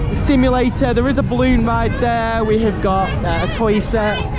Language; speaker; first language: English; native; English